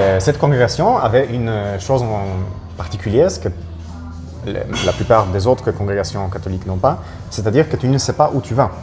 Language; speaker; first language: French; non-native, fluent; Polish